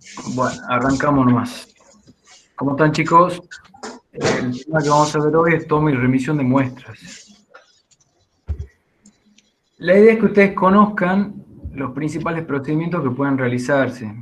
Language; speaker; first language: Spanish; native; Spanish